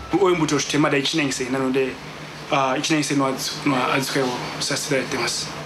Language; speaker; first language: Japanese; non-native, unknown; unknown